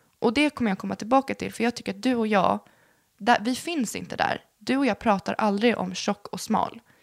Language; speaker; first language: Swedish; native; Swedish